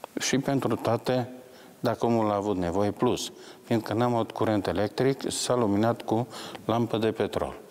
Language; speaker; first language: Romanian; non-native, local second language; Slovak